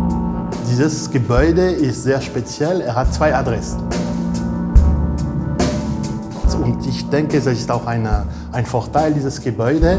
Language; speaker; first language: German; non-native, fluent; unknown